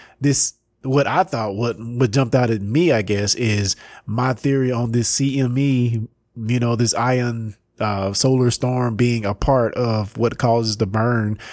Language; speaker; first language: English; native; English